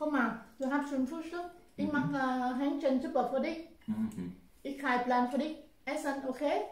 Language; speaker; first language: German; non-native, learner; Vietnamese